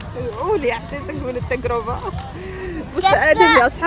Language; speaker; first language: Arabic; native; Arabic